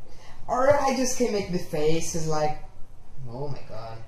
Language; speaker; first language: English; non-native, fluent; Portuguese